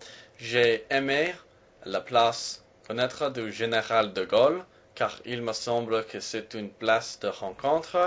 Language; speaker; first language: French; non-native, learner; English